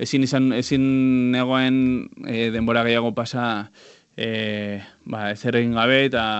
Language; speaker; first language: Basque; non-native, local second language; Spanish